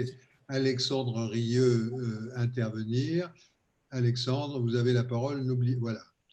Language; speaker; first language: French; native; French